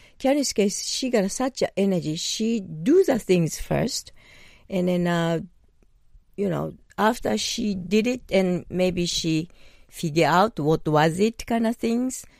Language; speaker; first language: English; non-native, learner; Japanese